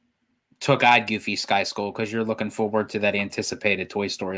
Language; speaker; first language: English; native; English